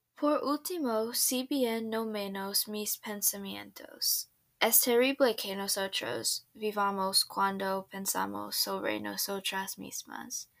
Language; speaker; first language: Spanish; non-native, learner; English